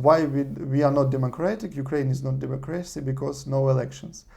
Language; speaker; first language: English; non-native, learner; Russian